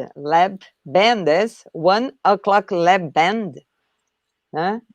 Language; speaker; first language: English; non-native, learner; Portuguese